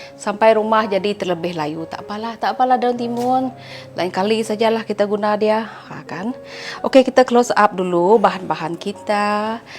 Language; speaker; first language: Malay; non-native, local second language; Iban